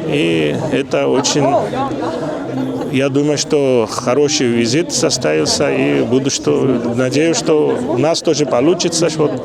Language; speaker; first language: Russian; non-native, fluent; Georgian